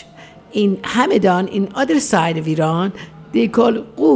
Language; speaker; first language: English; non-native, fluent; Persian